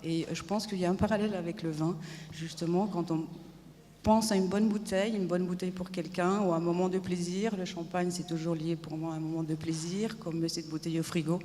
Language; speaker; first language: French; non-native, fluent; Spanish